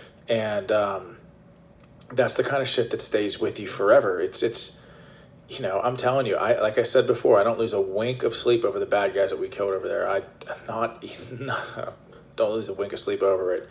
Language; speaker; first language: English; native; English